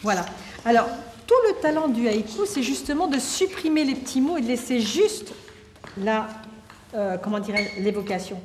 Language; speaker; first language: French; native; French